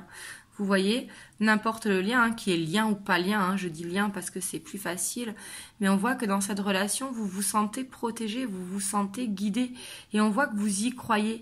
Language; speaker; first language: French; native; French